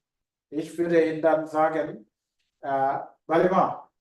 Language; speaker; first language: German; non-native, fluent; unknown